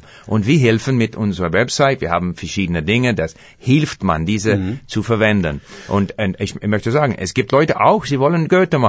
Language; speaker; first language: German; non-native, fluent; English